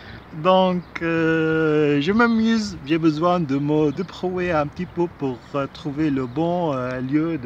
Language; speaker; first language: French; non-native, fluent; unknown